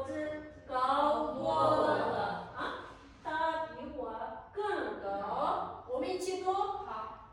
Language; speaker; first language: Chinese; non-native, fluent; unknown